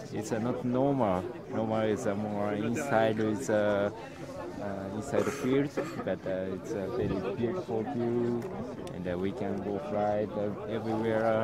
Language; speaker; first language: English; non-native, learner; Japanese